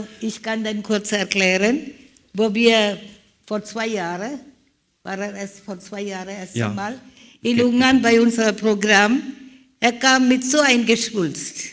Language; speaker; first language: German; non-native, learner; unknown